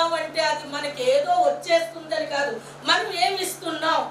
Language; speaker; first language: Telugu; native; Telugu